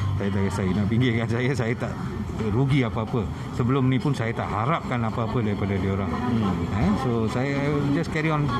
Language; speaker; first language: Malay; non-native, local second language; Tamil